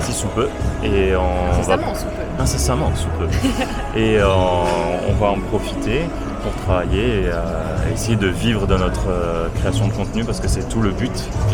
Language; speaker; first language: French; native; French